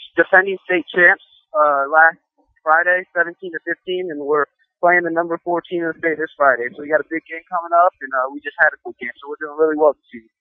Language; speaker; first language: English; native; English